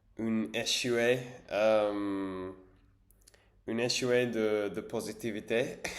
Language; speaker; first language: French; non-native, learner; English